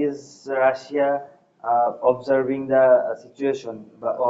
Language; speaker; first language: English; non-native, learner; Bangla